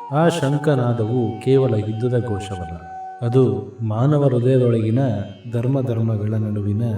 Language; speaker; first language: Kannada; native; Kannada